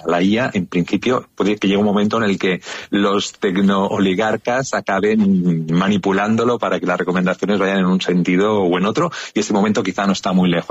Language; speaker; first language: Spanish; native; Spanish